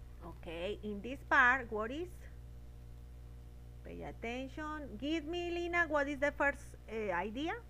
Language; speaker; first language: English; non-native, learner; Spanish